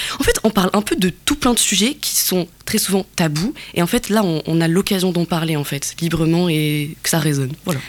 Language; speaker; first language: French; non-native, local second language; Kabyle